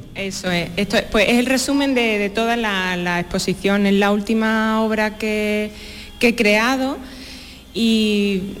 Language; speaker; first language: Spanish; native; Spanish